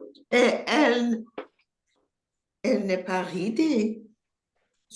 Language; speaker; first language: French; non-native, learner; English